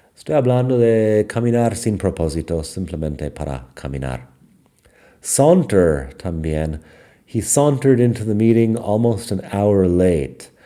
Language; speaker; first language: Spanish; non-native, fluent; English